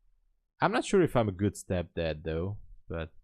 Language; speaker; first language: English; non-native, fluent; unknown